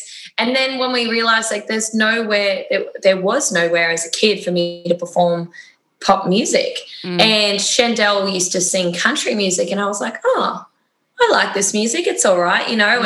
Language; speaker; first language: English; native; English